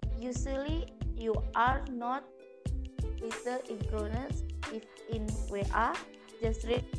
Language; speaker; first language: English; non-native, learner; Indonesian